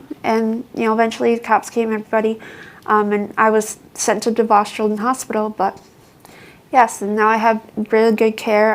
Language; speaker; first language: English; native; English